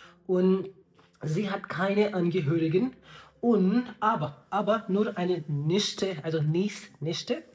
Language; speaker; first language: German; non-native, learner; Hindi